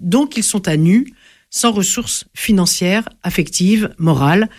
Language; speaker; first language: French; native; French